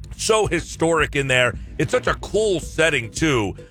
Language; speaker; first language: English; native; English